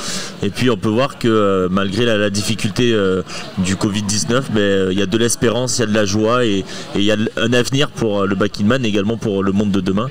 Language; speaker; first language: French; native; French